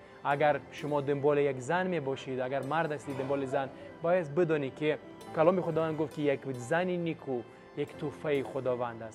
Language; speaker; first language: Persian; non-native, fluent; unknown